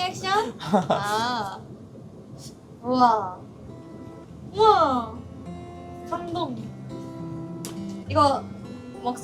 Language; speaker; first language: Korean; non-native, learner; Japanese